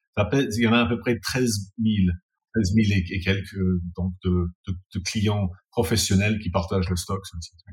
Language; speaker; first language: French; non-native, fluent; English